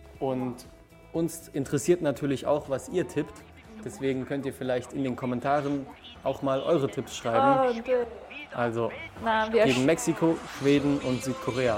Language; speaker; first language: German; early bilingual, other home language; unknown